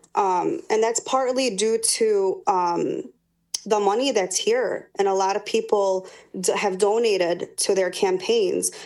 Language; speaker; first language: English; native; English